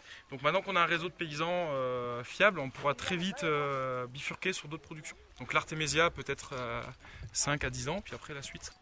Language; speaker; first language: French; native; French